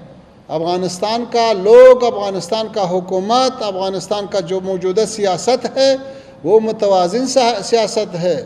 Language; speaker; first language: Hindi; non-native, fluent; Pashto